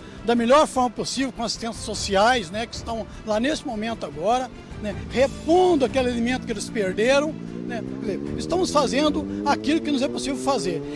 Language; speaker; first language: Portuguese; native; Portuguese